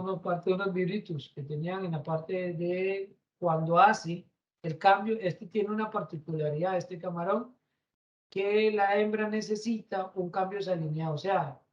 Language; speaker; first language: Spanish; native; Spanish